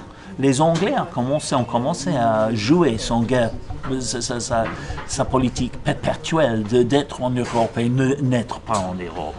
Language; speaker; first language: French; non-native, fluent; English